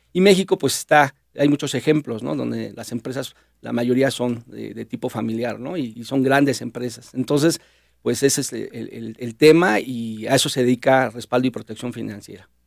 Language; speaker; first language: Spanish; native; Spanish